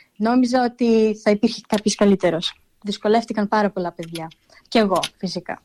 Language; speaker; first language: Greek; early bilingual, heritage; Greek